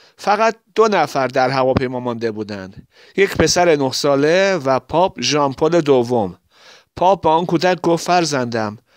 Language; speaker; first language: Persian; non-native, local second language; Assyrian Neo-Aramaic